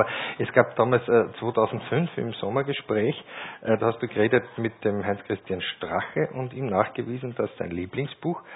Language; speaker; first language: German; native; German